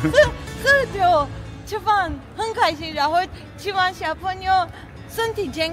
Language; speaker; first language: Chinese; non-native, learner; Armenian